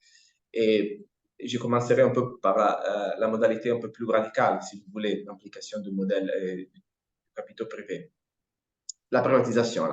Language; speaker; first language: French; non-native, fluent; Italian